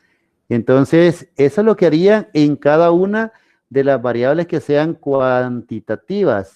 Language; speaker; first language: Spanish; native; Spanish